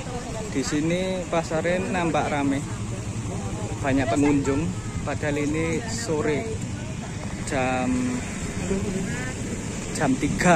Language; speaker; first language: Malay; non-native, local second language; Javanese